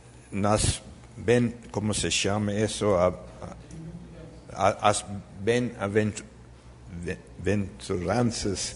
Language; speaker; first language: Portuguese; non-native, fluent; Spanish